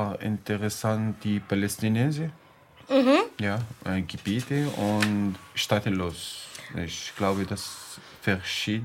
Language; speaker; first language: German; non-native, learner; Arabic